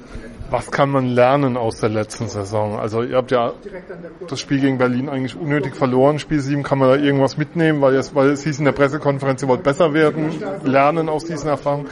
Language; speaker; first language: German; native; German